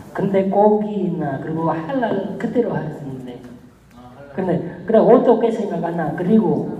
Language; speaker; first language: Korean; non-native, learner; Indonesian